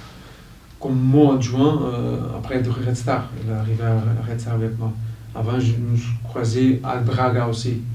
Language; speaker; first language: French; non-native, fluent; Portuguese